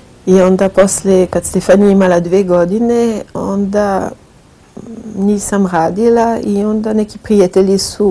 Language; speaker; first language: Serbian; non-native, fluent; French